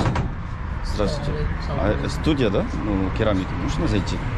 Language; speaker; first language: Russian; non-native, fluent; Korean